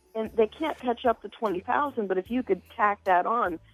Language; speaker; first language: English; native; English